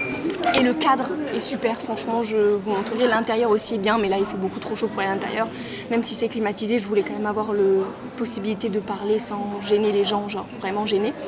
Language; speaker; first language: French; native; French